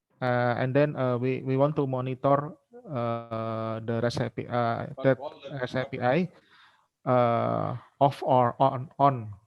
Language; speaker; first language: English; non-native, learner; Indonesian